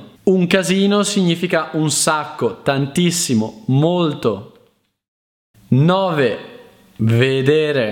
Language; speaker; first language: Italian; native; Italian